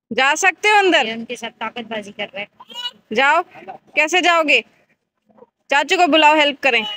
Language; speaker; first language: Urdu; native; Urdu